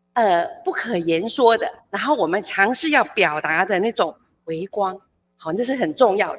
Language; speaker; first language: Chinese; native; Chinese